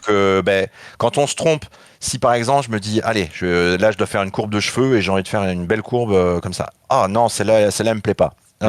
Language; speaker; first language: French; native; French